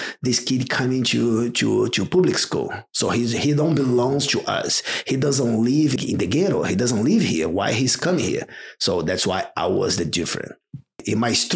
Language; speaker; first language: English; non-native, fluent; Portuguese